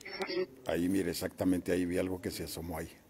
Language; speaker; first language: Spanish; native; Spanish